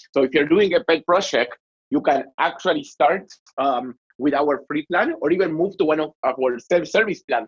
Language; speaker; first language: English; non-native, fluent; Spanish